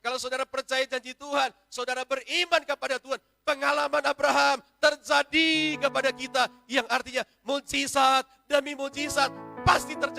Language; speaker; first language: Indonesian; native; Indonesian